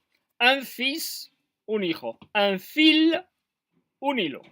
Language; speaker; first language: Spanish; non-native, fluent; French